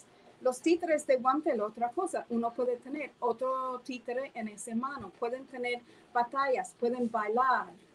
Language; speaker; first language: Spanish; non-native, fluent; English